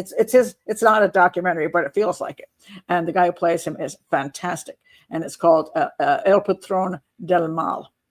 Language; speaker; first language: English; native; English